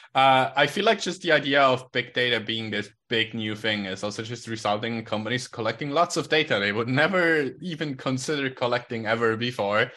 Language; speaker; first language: English; non-native, fluent; Swiss German